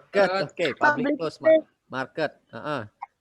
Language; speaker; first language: English; non-native, fluent; Indonesian